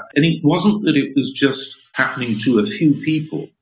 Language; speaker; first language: English; native; English